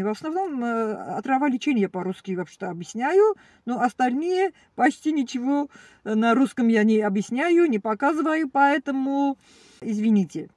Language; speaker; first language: Russian; non-native, learner; Armenian